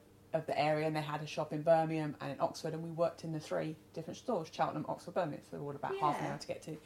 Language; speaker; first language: English; native; English